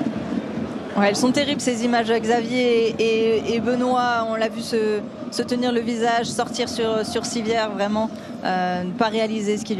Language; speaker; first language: French; native; French